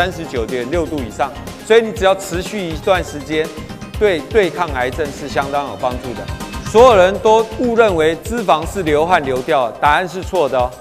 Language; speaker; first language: Chinese; native; Chinese